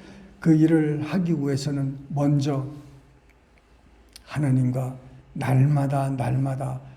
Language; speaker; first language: Korean; native; Korean